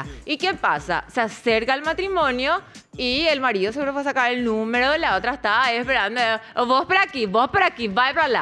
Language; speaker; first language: Spanish; native; Spanish